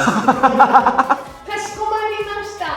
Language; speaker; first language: Japanese; non-native, learner; French